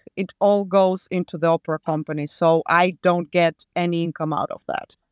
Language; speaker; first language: English; non-native, fluent; Latvian